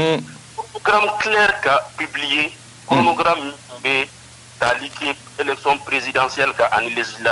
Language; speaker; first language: French; non-native, local second language; Bambara